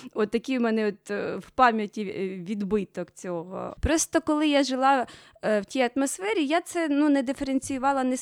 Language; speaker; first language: Ukrainian; native; Ukrainian